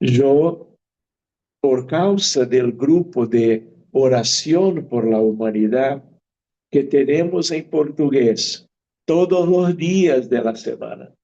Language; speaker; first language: Spanish; non-native, fluent; Portuguese